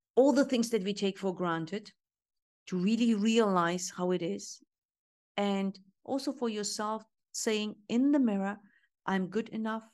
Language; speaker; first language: English; non-native, fluent; Turkish